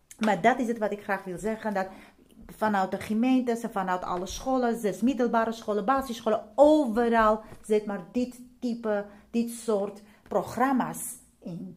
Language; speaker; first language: Dutch; non-native, fluent; Armenian